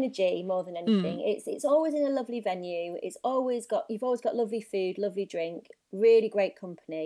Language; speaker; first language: English; native; English